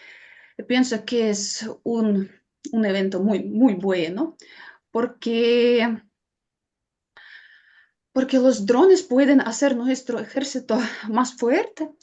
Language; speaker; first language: Spanish; non-native, fluent; Ukrainian